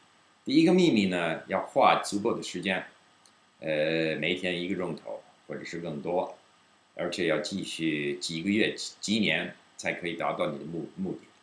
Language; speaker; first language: Chinese; non-native, fluent; English